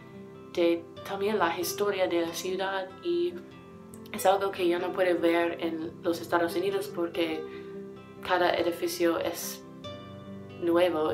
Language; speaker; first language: Spanish; non-native, learner; English